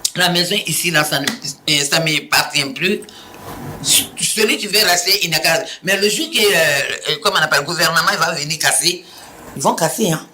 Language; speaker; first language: French; non-native, local second language; Mandingo